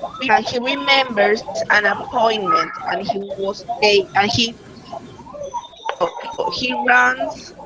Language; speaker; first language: English; non-native, learner; Spanish